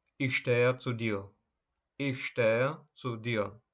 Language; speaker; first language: German; non-native, fluent; Ukrainian